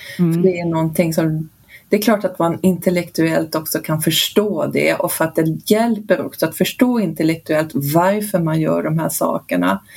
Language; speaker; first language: Swedish; early bilingual, heritage; Swedish